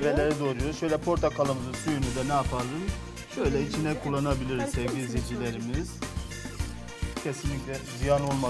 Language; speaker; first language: Turkish; native; Turkish